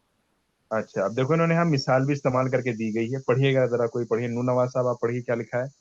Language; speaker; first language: Hindi; native; Hindi